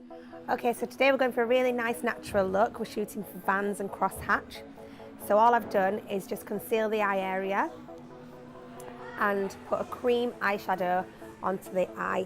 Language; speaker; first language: English; native; English